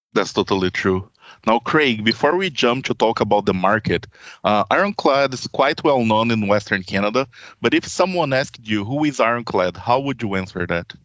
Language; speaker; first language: English; non-native, fluent; Portuguese